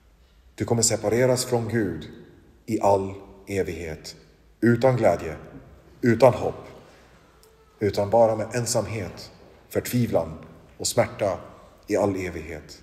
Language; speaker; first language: Swedish; non-native, local second language; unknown